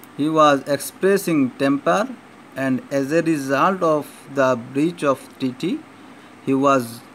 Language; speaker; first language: English; non-native, local second language; Sylheti